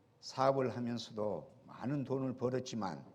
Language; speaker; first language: Korean; native; Korean